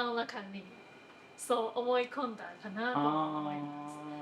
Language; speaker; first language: Japanese; non-native, fluent; Chinese